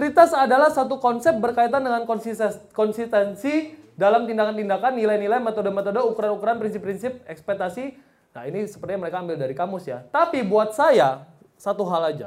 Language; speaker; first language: Indonesian; native; Indonesian